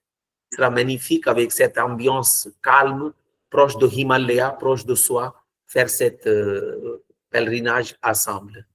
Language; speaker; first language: French; non-native, fluent; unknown